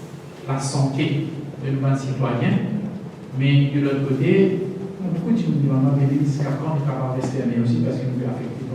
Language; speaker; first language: French; non-native, local second language; Morisyen